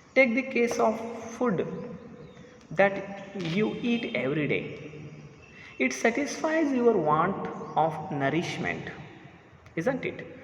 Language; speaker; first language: English; non-native, local second language; Kannada